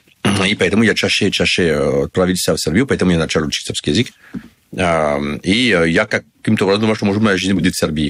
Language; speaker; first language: Russian; non-native, learner; French